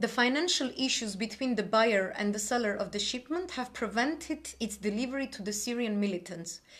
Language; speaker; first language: English; non-native, fluent; Armenian